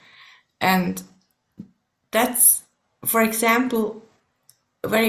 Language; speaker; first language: English; non-native, fluent; German